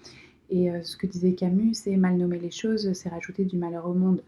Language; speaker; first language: French; native; French